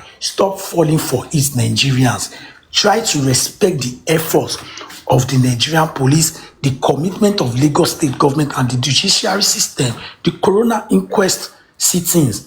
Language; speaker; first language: English; non-native, local second language; Yoruba